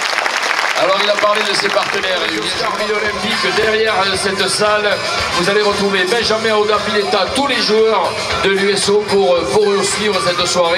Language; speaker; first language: French; native; French